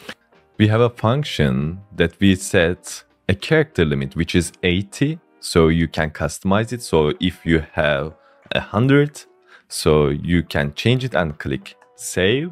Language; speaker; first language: English; non-native, fluent; Turkish